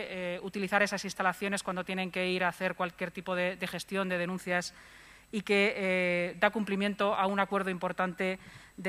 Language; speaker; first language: Spanish; native; Spanish